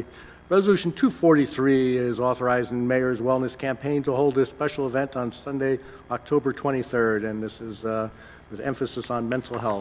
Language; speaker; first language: English; native; English